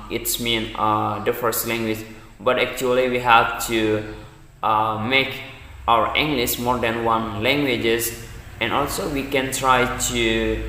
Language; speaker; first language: English; non-native, learner; Indonesian